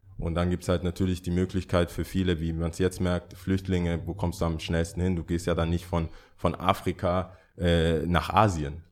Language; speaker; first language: German; early bilingual, other home language; English